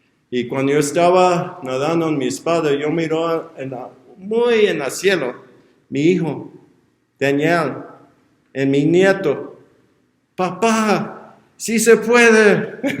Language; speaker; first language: Spanish; non-native, learner; English